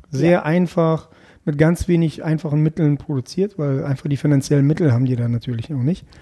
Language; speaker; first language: German; early bilingual, other home language; Russian